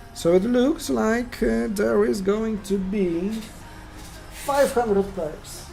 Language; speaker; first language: English; non-native, fluent; Polish